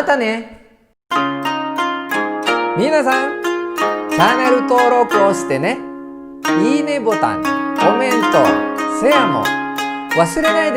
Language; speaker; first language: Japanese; non-native, fluent; Indonesian